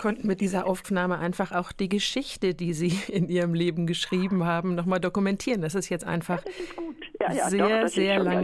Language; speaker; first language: German; native; German